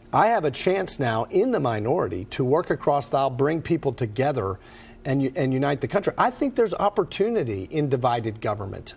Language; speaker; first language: English; native; English